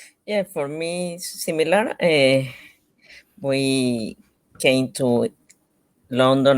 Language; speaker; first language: English; non-native, learner; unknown